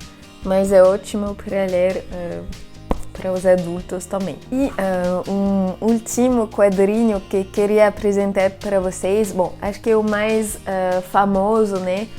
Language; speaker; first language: Portuguese; non-native, fluent; French